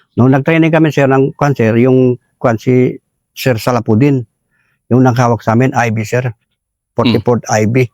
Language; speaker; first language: Filipino; non-native, local second language; Cebuano